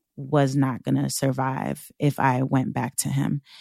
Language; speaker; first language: English; native; English